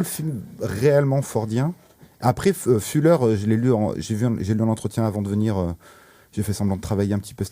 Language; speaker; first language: French; native; French